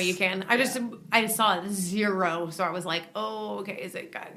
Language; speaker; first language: English; native; English